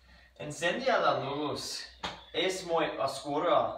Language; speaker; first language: Spanish; non-native, learner; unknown